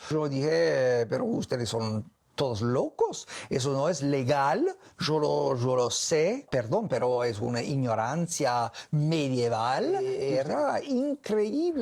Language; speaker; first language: Spanish; non-native, learner; English